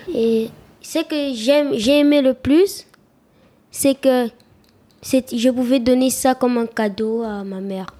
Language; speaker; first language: French; early bilingual, other home language; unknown